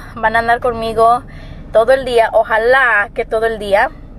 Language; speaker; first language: Spanish; early bilingual, heritage; Spanish